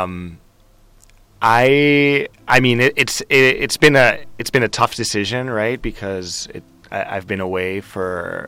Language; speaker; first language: English; non-native, fluent; Spanish